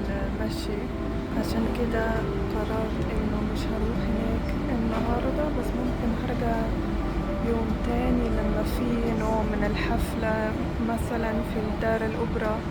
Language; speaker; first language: Egyptian Arabic; non-native, fluent; German